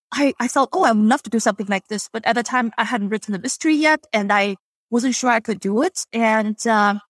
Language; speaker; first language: English; non-native, fluent; Chinese